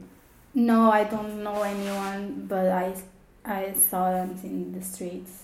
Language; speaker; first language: English; non-native, fluent; Portuguese